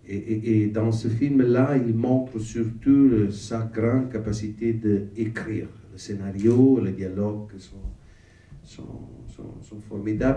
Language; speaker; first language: French; non-native, learner; Italian